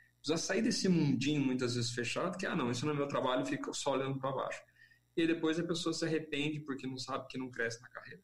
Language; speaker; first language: Portuguese; native; Portuguese